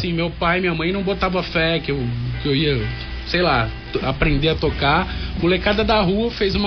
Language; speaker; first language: Portuguese; native; Portuguese